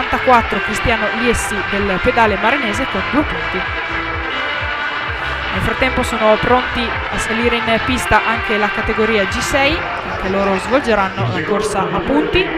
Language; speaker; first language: Italian; native; Italian